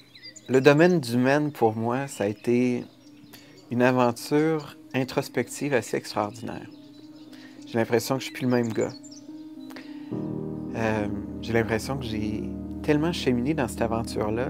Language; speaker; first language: French; native; French